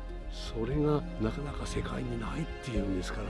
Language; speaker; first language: Japanese; native; Japanese